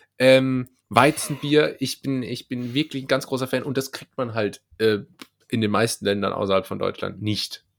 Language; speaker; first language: German; native; German